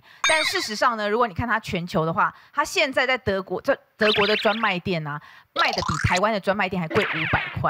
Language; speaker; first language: Chinese; native; Chinese